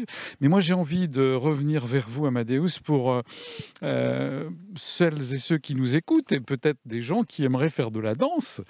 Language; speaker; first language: French; native; French